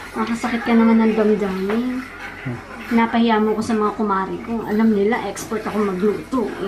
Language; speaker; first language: Filipino; non-native, local second language; Iloko